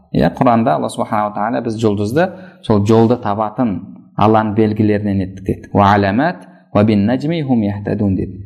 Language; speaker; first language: Kazakh; native; Kazakh